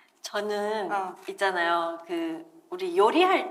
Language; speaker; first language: Korean; native; Korean